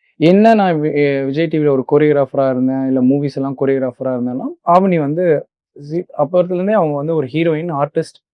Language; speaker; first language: Tamil; native; Tamil